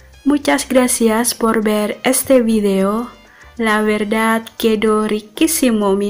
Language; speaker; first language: Spanish; non-native, fluent; Indonesian